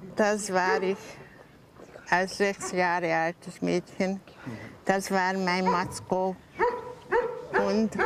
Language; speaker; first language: German; non-native, fluent; Hungarian